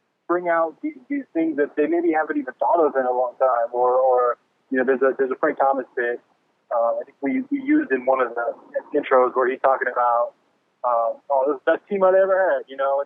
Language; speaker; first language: English; native; English